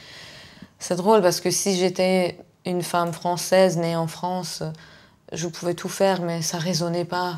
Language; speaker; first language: French; non-native, fluent; Persian